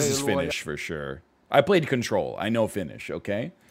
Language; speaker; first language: English; native; English